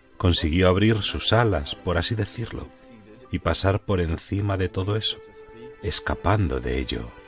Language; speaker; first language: Spanish; non-native, fluent; English